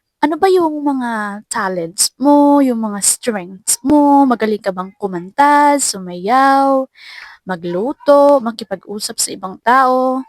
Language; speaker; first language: Filipino; non-native, local second language; Cebuano